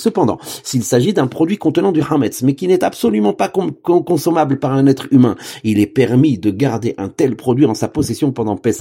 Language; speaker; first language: French; native; French